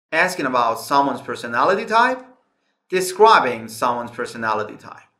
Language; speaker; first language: English; non-native, fluent; Persian